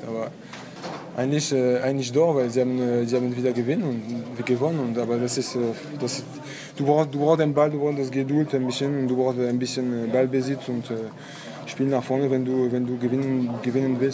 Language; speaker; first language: German; non-native, fluent; French